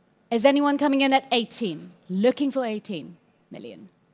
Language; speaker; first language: English; non-native, local second language; Cantonese